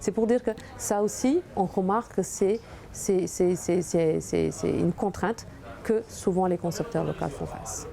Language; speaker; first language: French; non-native, local second language; Wolof